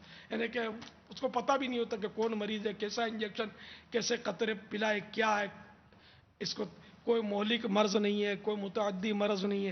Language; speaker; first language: Urdu; native; Urdu